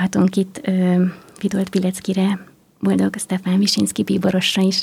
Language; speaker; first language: Hungarian; native; Hungarian